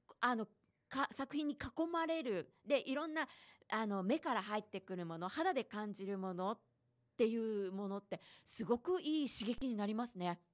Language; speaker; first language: Japanese; native; Japanese